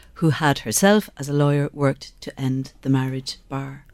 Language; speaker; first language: English; native; English